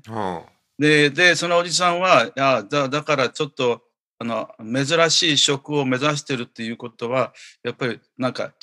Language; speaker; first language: Japanese; native; Japanese